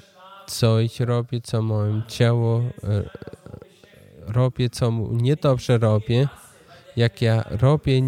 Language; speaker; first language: Polish; non-native, learner; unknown